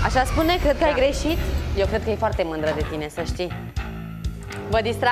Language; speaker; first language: Romanian; native; Romanian